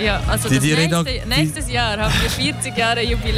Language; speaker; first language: German; native; German